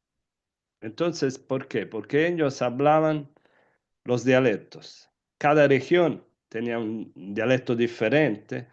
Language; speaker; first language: Spanish; non-native, fluent; Italian